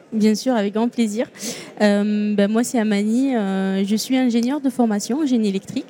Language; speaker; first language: French; non-native, local second language; Arabic